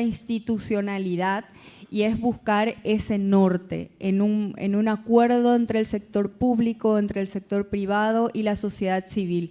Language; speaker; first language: Spanish; native; Spanish